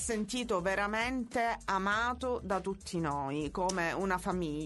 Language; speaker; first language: Italian; native; Italian